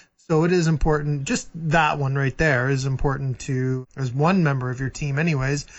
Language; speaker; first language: English; native; English